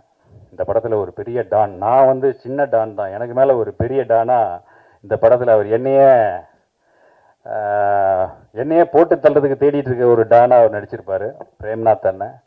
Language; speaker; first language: Tamil; native; Tamil